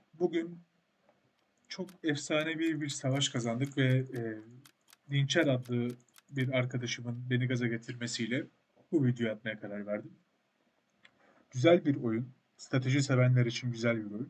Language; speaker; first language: Turkish; native; Turkish